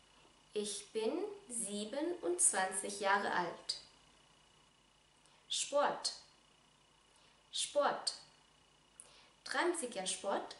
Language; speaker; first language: German; non-native, fluent; Vietnamese